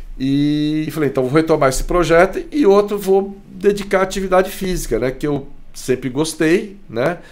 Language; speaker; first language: Portuguese; native; Portuguese